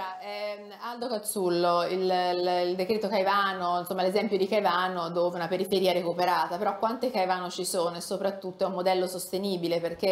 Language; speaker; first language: Italian; native; Italian